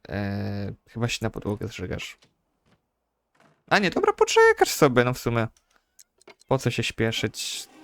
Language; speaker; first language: Polish; native; Polish